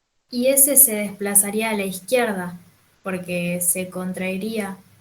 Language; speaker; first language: Spanish; native; Spanish